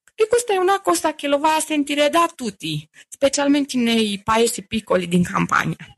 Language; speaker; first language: Italian; non-native, fluent; Romanian